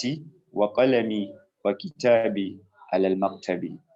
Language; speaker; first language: Arabic; non-native, learner; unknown